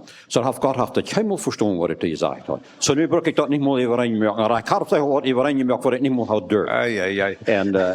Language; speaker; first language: German; non-native, learner; Plautdietsch